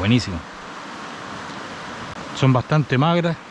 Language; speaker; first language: Spanish; native; Spanish